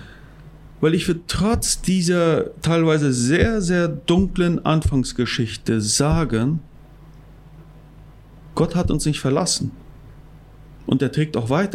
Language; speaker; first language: German; non-native, local second language; Plautdietsch